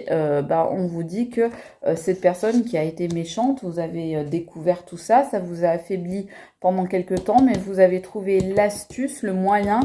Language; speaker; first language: French; native; French